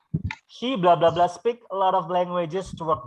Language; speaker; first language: English; non-native, fluent; Indonesian